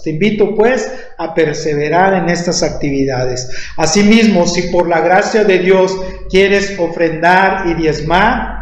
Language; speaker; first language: Spanish; native; Spanish